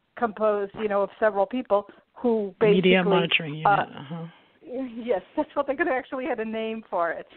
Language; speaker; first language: English; early bilingual, other home language; Portuguese